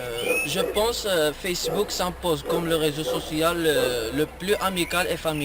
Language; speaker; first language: French; non-native, learner; Arabic